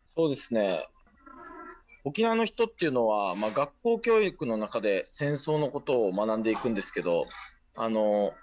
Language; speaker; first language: Japanese; native; Japanese